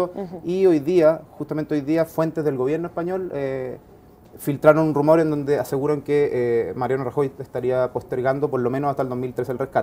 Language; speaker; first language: Spanish; native; Spanish